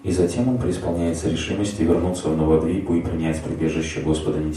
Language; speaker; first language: Russian; native; Russian